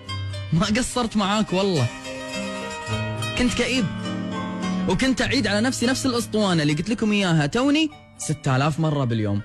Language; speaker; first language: Arabic; native; Arabic